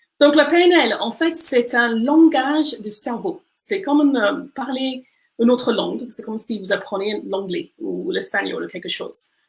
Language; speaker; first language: French; non-native, fluent; English